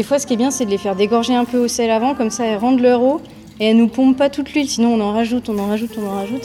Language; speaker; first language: French; native; French